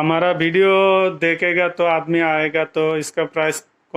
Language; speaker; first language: Hindi; non-native, learner; Bangla